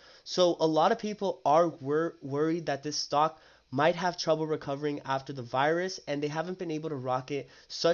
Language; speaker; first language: English; native; English